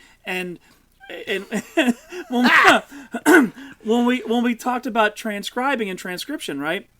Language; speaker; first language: English; native; English